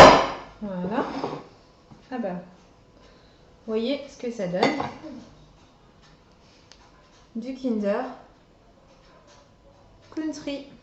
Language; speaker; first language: French; native; French